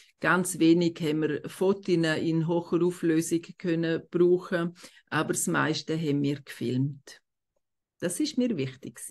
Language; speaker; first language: German; non-native, local second language; Romansh